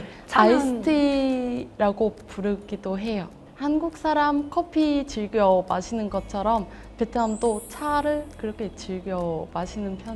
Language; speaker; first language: Korean; non-native, fluent; Vietnamese